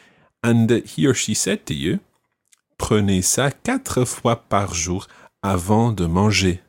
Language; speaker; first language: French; non-native, fluent; English